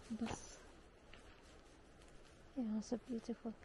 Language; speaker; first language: English; non-native, learner; Indonesian